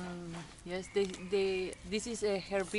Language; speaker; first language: English; non-native, learner; Spanish